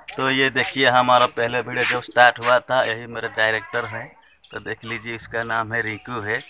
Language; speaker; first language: Hindi; non-native, local second language; Odia